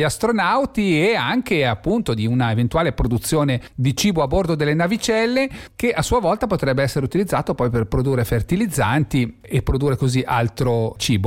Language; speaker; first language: Italian; native; Italian